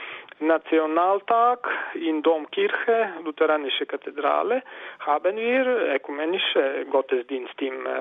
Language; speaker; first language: German; non-native, fluent; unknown